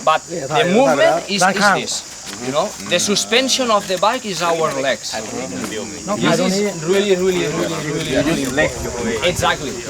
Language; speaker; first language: English; non-native, fluent; Spanish